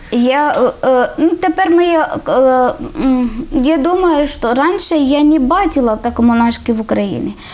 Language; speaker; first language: Ukrainian; non-native, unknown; Malayalam